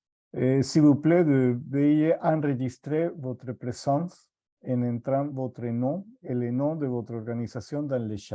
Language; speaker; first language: French; non-native, fluent; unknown